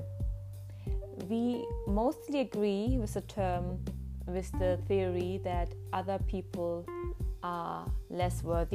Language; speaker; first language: English; non-native, fluent; German